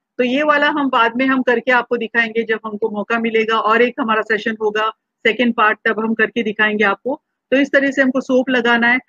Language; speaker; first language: Hindi; non-native, local second language; Marathi